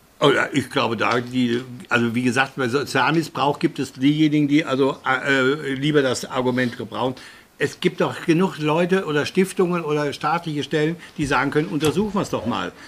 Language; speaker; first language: German; native; German